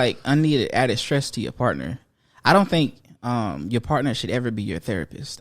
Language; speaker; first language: English; native; English